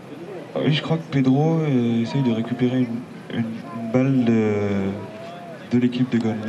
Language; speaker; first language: French; native; French